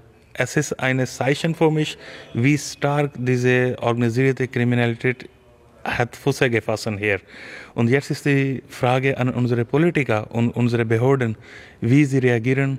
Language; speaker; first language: German; non-native, learner; Urdu